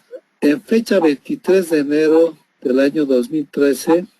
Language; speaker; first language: Spanish; native; Spanish